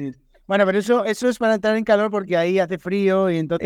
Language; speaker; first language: Spanish; native; Spanish